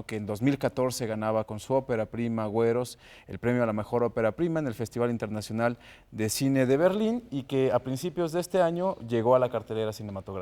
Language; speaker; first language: Spanish; native; Spanish